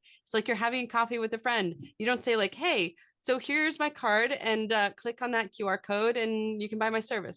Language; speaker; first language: English; native; English